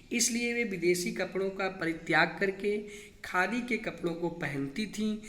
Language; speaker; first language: Hindi; native; Hindi